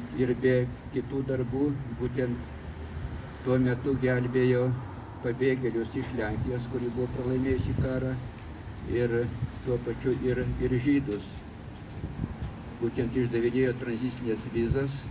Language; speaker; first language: Lithuanian; non-native, local second language; Belarusian